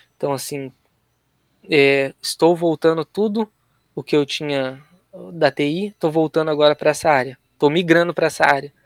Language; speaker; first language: Portuguese; native; Portuguese